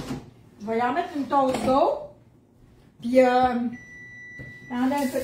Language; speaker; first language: French; native; French